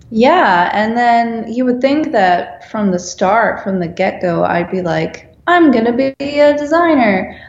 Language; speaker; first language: English; non-native, fluent; Dutch